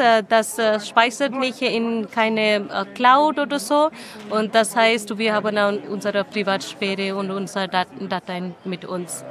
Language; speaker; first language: German; non-native, learner; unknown